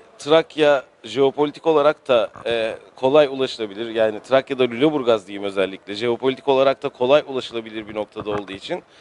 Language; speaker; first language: Turkish; native; Turkish